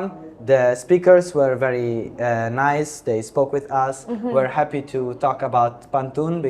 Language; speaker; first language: English; non-native, fluent; Italian